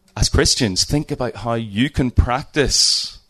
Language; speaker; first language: English; native; English